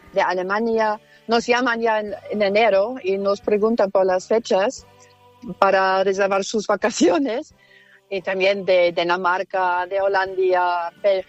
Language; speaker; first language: Spanish; non-native, fluent; German